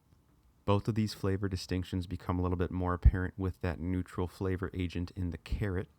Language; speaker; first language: English; native; English